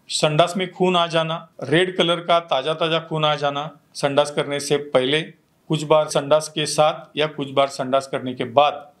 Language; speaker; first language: Hindi; non-native, local second language; Marathi